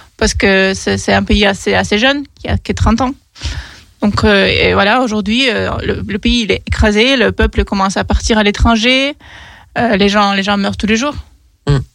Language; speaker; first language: French; non-native, fluent; Ukrainian